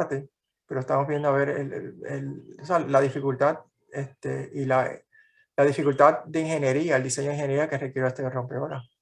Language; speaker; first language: Spanish; native; Spanish